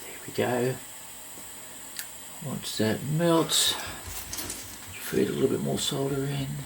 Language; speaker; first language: English; native; English